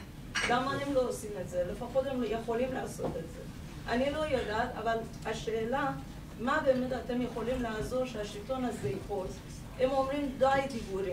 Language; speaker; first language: Hebrew; non-native, learner; Persian